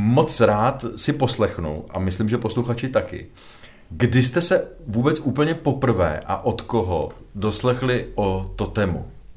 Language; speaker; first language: Czech; native; Czech